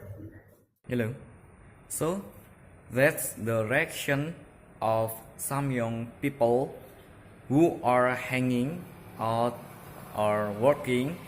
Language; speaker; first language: English; non-native, learner; Indonesian